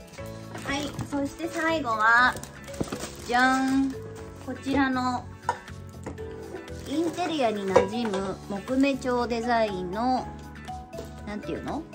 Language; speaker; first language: Japanese; native; Japanese